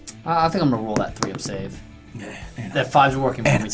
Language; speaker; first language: English; native; English